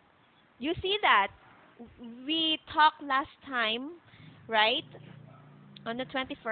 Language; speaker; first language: English; non-native, local second language; Filipino